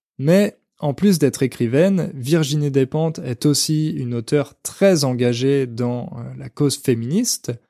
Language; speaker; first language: French; native; French